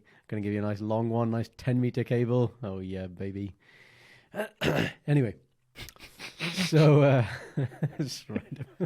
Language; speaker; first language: English; early bilingual, other home language; Punjabi